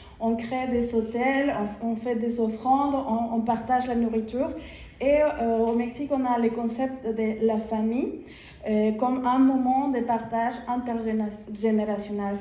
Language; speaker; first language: French; non-native, fluent; Spanish